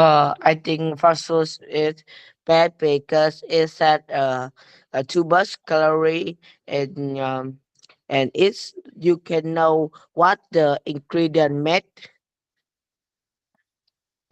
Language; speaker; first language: English; non-native, learner; Vietnamese